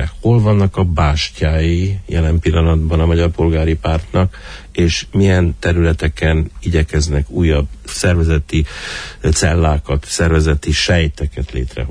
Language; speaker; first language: Hungarian; native; Hungarian